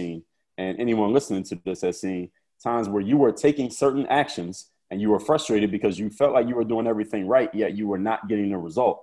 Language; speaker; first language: English; native; English